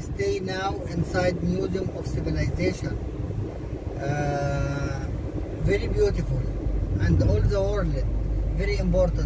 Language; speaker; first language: English; non-native, learner; Arabic